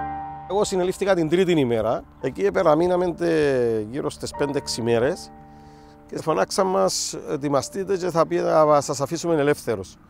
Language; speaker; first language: Greek; native; Greek